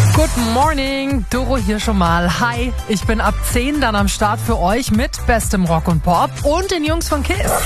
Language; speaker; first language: German; native; German